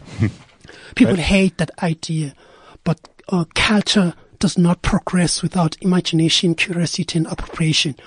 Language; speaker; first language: English; non-native, local second language; Zulu